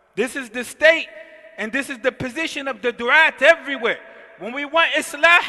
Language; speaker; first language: English; native; English